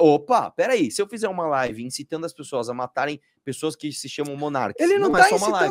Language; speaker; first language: Portuguese; native; Portuguese